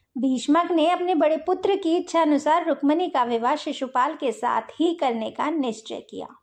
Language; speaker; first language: Hindi; native; Hindi